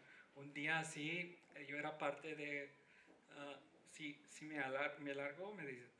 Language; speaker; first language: Spanish; non-native, fluent; Hindi